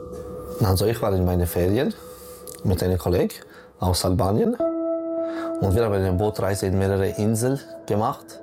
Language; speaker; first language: German; non-native, local second language; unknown